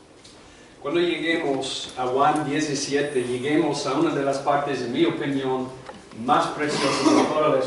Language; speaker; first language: Spanish; non-native, fluent; English